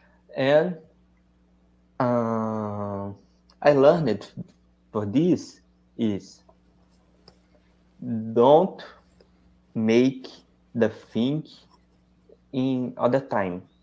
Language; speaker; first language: English; non-native, learner; Portuguese